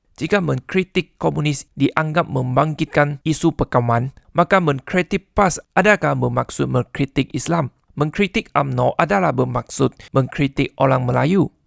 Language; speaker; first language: Malay; non-native, local second language; Chinese